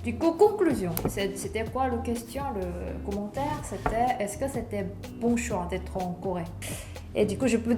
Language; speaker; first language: French; non-native, learner; Korean